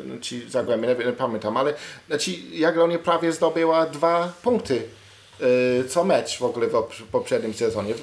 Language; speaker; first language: Polish; non-native, learner; English